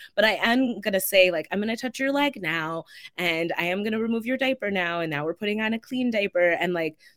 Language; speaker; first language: English; native; English